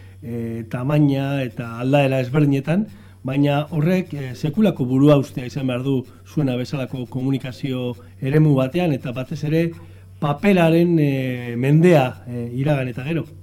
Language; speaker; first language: Basque; native; Basque